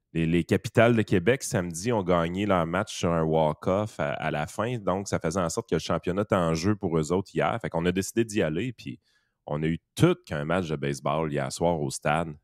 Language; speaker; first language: French; native; French